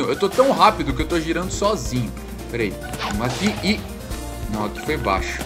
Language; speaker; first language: Portuguese; native; Portuguese